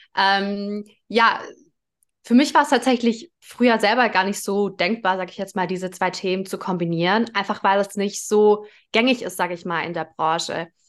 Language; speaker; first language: German; early bilingual, other home language; Russian